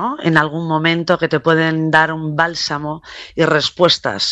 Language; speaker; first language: Catalan; non-native, local second language; Spanish